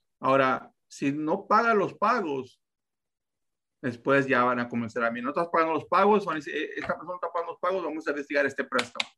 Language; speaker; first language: Spanish; early bilingual, heritage; Spanish